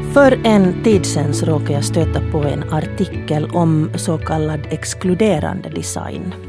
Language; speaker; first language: Swedish; native; Swedish